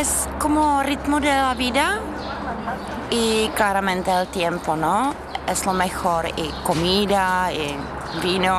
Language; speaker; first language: Spanish; non-native, learner; Czech